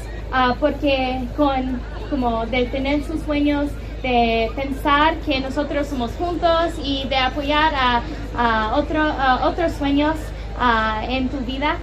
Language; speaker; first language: Spanish; non-native, learner; English